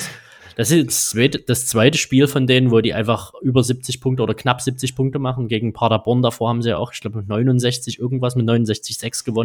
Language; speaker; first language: German; native; German